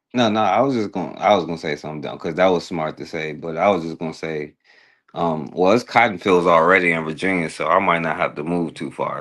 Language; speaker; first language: English; native; English